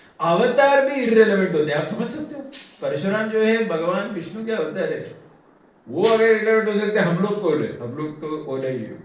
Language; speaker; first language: Hindi; non-native, local second language; Tamil